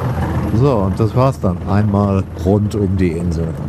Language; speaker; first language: German; native; German